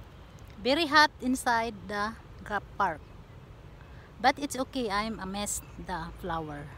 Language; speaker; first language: English; non-native, learner; Filipino